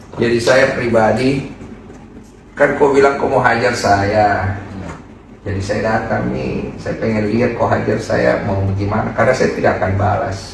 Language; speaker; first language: Indonesian; native; Indonesian